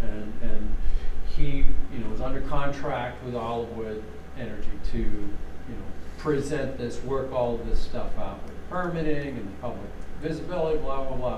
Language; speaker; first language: English; native; English